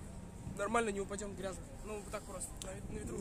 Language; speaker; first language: Russian; native; Russian